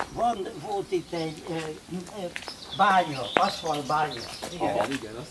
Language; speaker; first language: Hungarian; non-native, local second language; Romanian